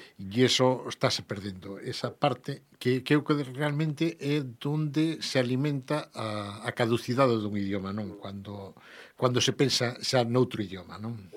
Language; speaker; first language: Galician; native; Galician